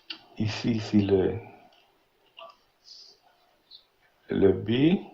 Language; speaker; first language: French; non-native, learner; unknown